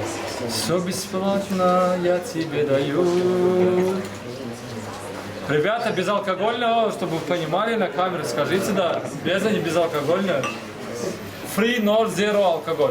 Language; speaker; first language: Russian; non-native, local second language; Turkmen